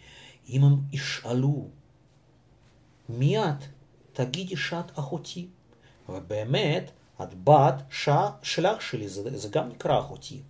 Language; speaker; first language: Hebrew; non-native, fluent; Russian